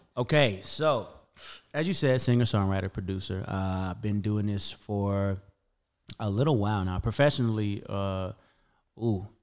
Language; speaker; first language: English; native; English